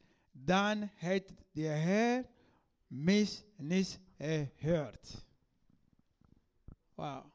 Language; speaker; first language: German; non-native, learner; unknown